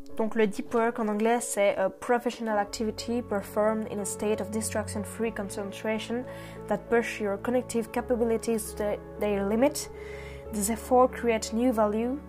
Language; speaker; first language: English; non-native, learner; French